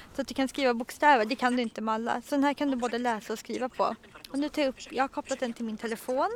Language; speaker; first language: Swedish; native; Swedish